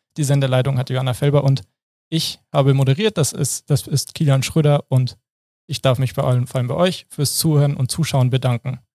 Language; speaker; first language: German; native; German